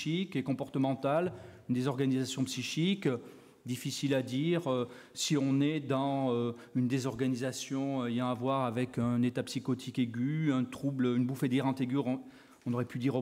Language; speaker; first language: French; native; French